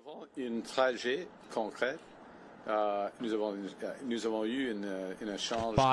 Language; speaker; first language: French; non-native, fluent; English